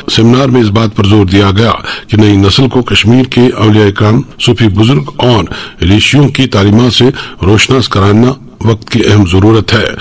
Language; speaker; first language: Urdu; non-native, local second language; Kashmiri